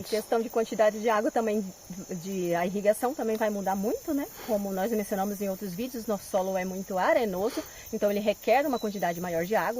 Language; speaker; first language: Portuguese; native; Portuguese